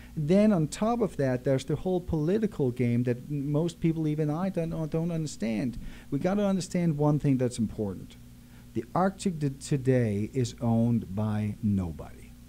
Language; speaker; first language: English; non-native, fluent; Danish